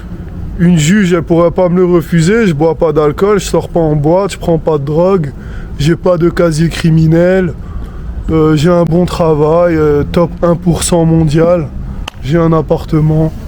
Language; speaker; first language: French; native; French